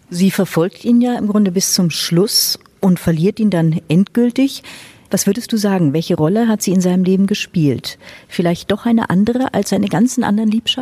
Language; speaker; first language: German; native; German